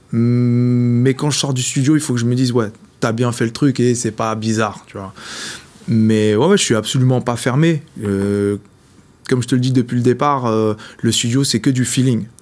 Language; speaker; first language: French; native; French